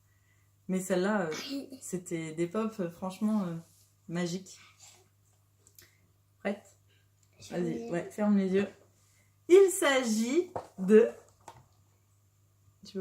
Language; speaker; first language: French; native; French